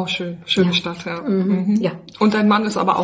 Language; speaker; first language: German; native; German